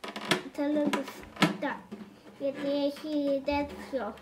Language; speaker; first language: Greek; early bilingual, heritage; Greek